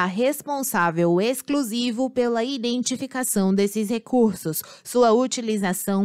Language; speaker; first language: Portuguese; native; Portuguese